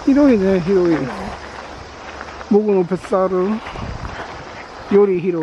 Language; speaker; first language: Japanese; non-native, fluent; Korean